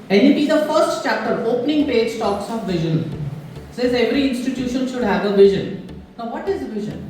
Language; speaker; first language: English; non-native, local second language; Punjabi